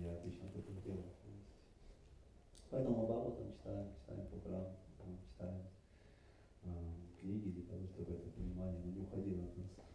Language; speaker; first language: Russian; native; Russian